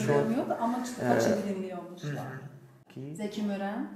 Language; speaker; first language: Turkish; non-native, fluent; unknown